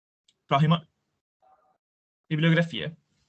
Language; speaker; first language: Spanish; non-native, fluent; Portuguese